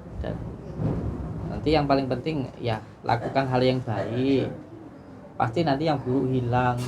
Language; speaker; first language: Indonesian; non-native, local second language; Javanese